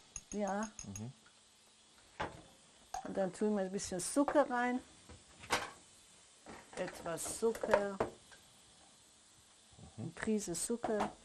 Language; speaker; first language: German; non-native, learner; Persian